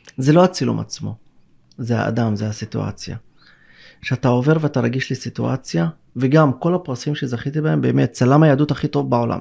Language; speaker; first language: Hebrew; non-native, local second language; Arabic